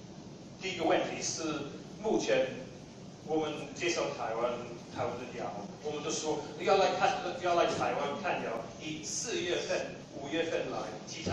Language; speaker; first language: Chinese; non-native, fluent; English